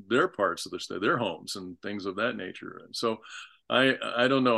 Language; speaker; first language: English; native; English